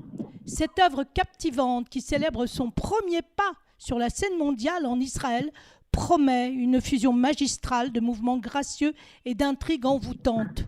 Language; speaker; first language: French; native; French